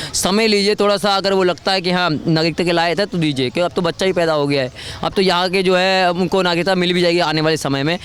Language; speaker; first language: Hindi; native; Hindi